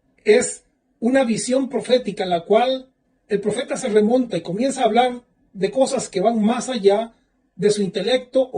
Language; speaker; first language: Spanish; native; Spanish